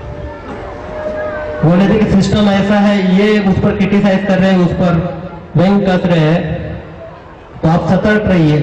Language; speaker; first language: Hindi; non-native, local second language; Marathi